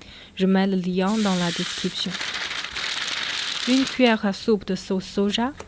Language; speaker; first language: French; non-native, fluent; Chinese